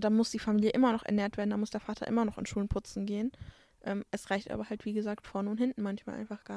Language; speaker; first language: German; native; German